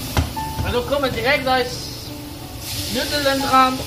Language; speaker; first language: German; non-native, learner; Dutch